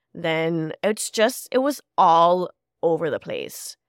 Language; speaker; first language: English; early bilingual, other home language; Spanish